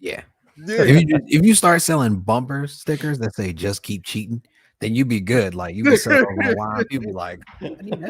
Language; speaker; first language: English; native; English